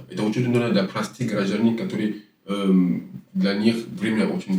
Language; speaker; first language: Russian; non-native, fluent; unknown